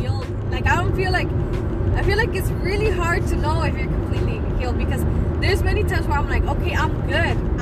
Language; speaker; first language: English; early bilingual, other home language; Spanish